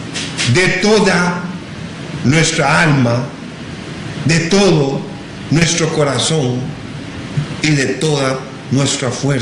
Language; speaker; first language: Spanish; non-native, local second language; English